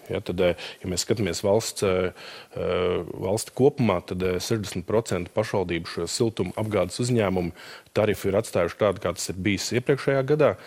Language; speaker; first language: Latvian; native; Latvian